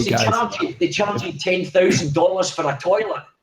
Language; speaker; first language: English; native; English